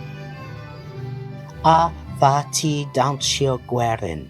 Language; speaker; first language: Welsh; non-native, learner; English